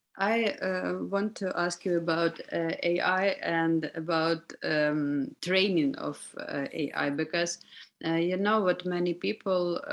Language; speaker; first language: English; non-native, learner; Ukrainian